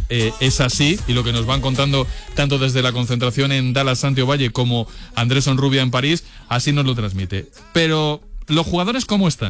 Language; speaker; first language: Spanish; native; Spanish